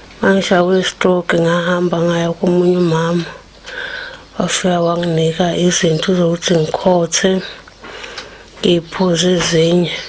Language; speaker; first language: Zulu; native; Zulu